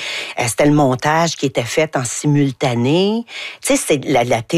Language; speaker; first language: French; native; French